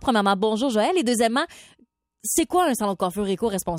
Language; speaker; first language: French; native; French